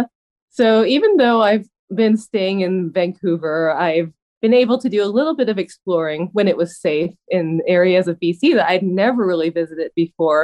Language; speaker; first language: English; native; English